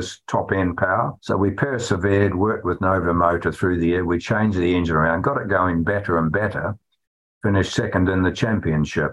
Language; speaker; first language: English; native; English